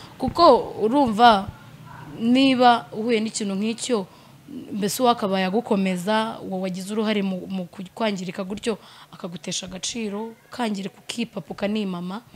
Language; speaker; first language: Kinyarwanda; native; Kinyarwanda